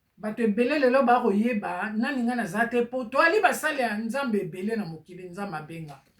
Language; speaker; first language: Lingala; native; Lingala